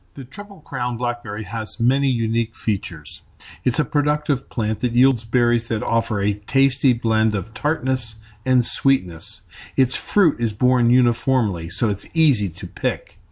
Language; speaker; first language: English; native; English